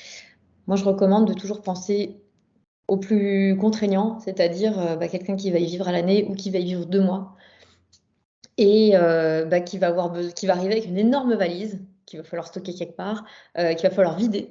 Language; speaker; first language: French; native; French